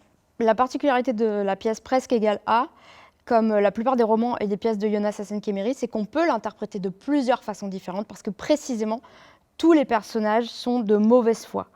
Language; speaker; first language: French; native; French